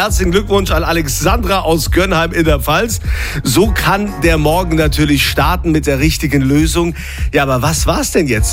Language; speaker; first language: German; native; German